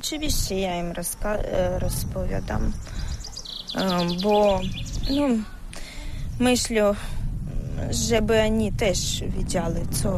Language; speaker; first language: Polish; non-native, learner; Russian